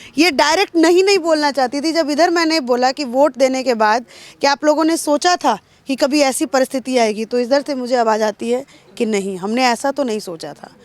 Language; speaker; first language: Hindi; native; Hindi